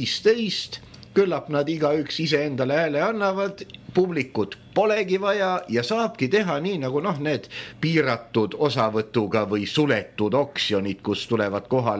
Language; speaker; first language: Estonian; native; Estonian